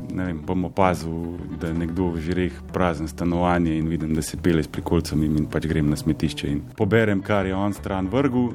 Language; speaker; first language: Slovenian; native; Slovenian